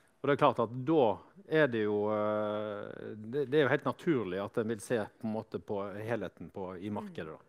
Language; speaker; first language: Norwegian; native; Norwegian